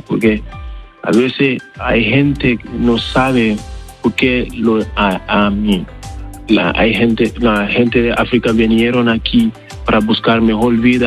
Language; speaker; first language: Spanish; non-native, learner; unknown